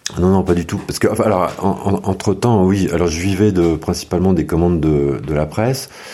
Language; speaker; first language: French; native; French